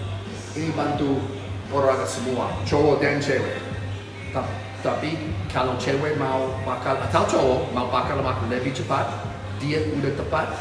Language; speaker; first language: Indonesian; non-native, fluent; English